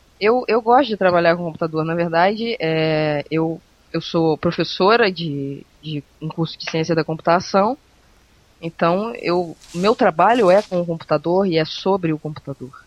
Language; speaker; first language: Portuguese; native; Portuguese